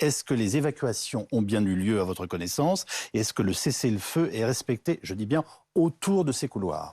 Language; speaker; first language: French; native; French